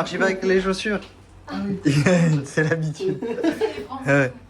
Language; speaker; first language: French; native; French